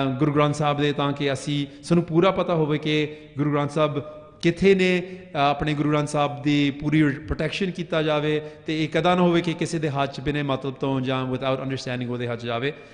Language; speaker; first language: Punjabi; early bilingual, heritage; Punjabi